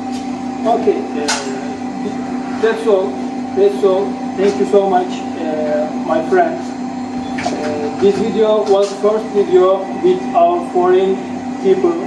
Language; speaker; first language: English; non-native, learner; Turkish